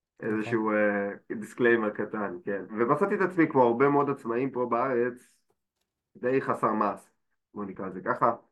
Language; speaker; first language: Hebrew; native; Hebrew